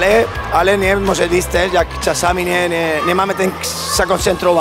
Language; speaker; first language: Polish; non-native, learner; Spanish